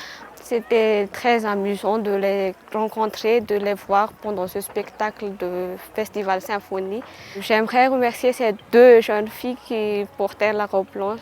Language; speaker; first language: French; non-native, local second language; Malagasy